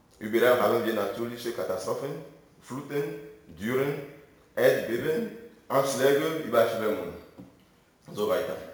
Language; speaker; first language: German; non-native, fluent; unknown